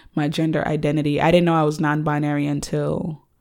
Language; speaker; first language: English; early bilingual, other home language; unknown